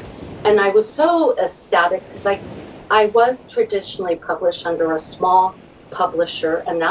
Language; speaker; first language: English; native; English